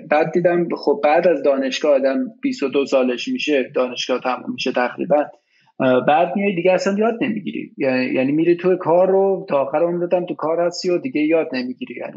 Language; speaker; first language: Persian; early bilingual, heritage; Persian